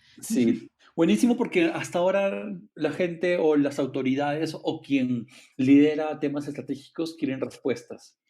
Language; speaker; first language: Spanish; native; Spanish